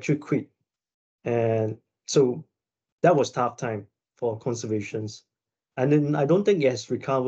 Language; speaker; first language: English; non-native, local second language; Chinese